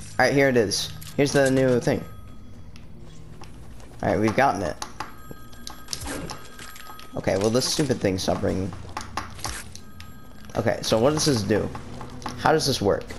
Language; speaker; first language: English; native; English